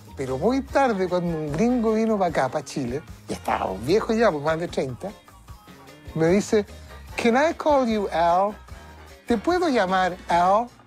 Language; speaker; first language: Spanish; early bilingual, heritage; Spanish